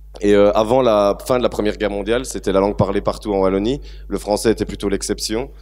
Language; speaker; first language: French; native; French